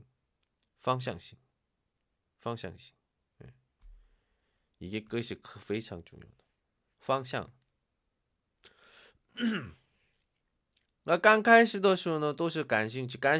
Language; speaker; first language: Chinese; non-native, learner; Korean